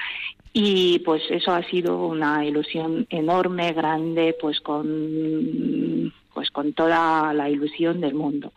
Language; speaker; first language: Spanish; non-native, fluent; Russian